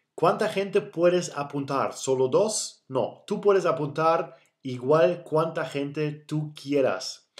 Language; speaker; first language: Spanish; non-native, fluent; German